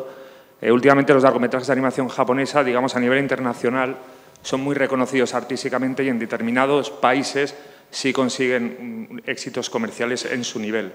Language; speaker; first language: Spanish; native; Spanish